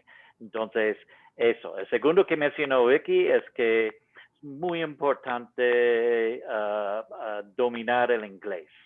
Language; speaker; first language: Spanish; non-native, fluent; English